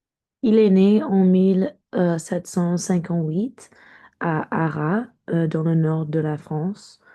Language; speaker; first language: French; non-native, learner; English